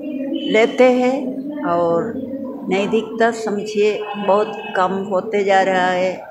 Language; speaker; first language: Hindi; non-native, local second language; Malayalam